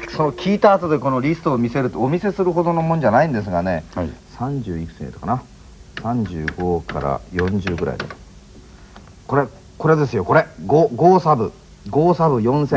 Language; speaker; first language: Japanese; native; Japanese